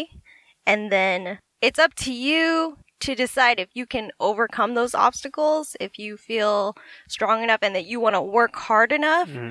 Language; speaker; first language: English; native; English